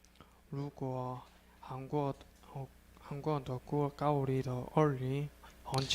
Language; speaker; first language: Chinese; non-native, learner; Korean